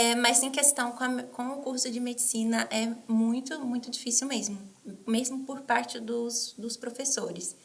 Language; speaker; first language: Portuguese; native; Portuguese